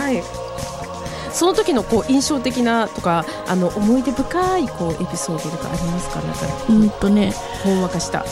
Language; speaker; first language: Japanese; native; Japanese